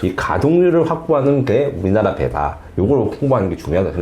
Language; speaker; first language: Korean; native; Korean